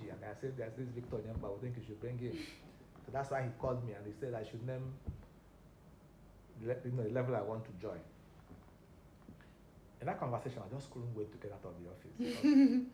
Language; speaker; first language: English; non-native, local second language; Igbo